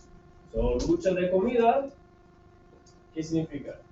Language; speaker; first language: Spanish; non-native, fluent; English